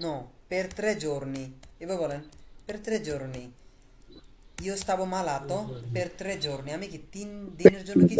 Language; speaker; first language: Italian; non-native, fluent; Bangla